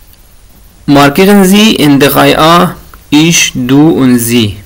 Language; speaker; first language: German; non-native, fluent; Persian